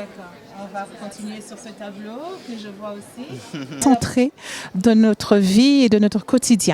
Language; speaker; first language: French; native; French